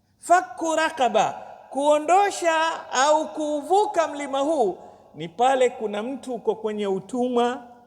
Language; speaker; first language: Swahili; native; Swahili